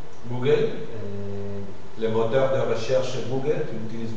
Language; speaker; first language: French; non-native, fluent; Spanish